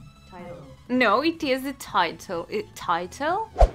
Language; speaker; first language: English; non-native, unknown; Russian